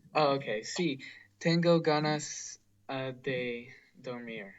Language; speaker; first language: Spanish; non-native, learner; English